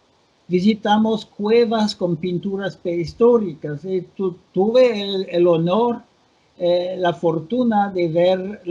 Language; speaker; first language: Spanish; non-native, fluent; French